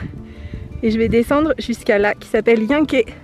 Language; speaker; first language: French; native; French